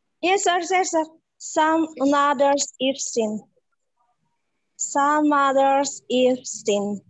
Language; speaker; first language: English; non-native, learner; Indonesian